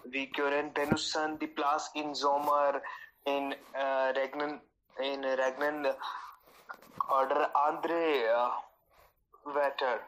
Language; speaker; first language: German; non-native, learner; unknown